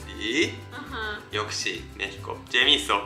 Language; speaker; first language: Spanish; non-native, learner; Japanese